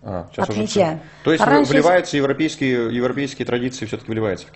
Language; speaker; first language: Russian; native; Russian